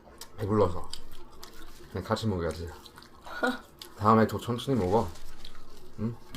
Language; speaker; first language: Korean; early bilingual, heritage; English